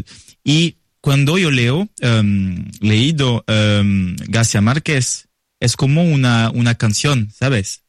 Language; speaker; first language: Spanish; non-native, learner; French